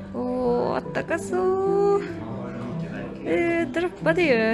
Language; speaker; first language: Swedish; non-native, learner; Japanese